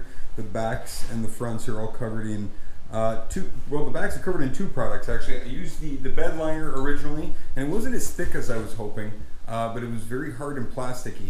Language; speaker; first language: English; native; English